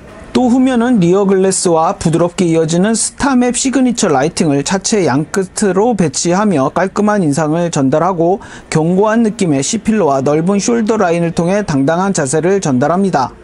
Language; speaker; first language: Korean; native; Korean